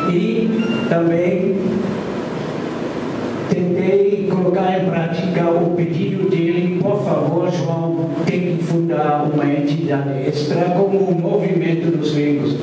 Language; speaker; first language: Portuguese; non-native, fluent; German